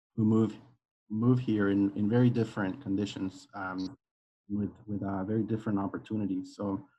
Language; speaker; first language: English; non-native, fluent; Spanish